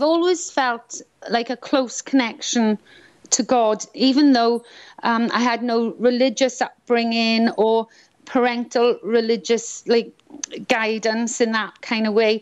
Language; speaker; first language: English; native; English